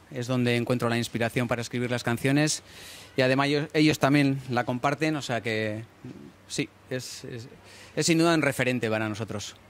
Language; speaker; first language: Spanish; early bilingual, other home language; English